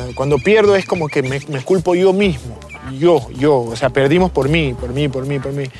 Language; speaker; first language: Spanish; native; Spanish